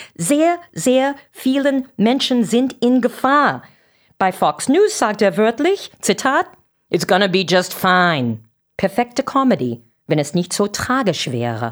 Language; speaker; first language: German; non-native, fluent; English